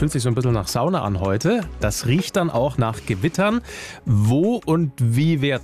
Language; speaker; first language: German; native; German